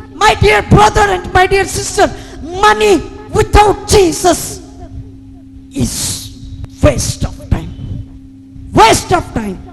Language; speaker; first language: English; non-native, local second language; Telugu